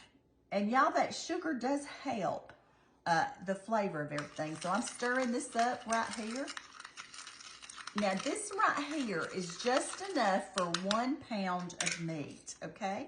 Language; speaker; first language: English; native; English